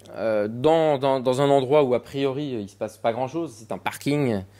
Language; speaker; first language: French; native; French